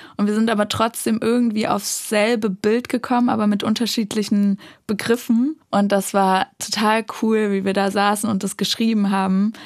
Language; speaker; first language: German; native; German